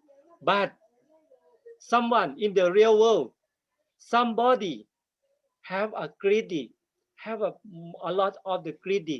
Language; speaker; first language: English; non-native, learner; Thai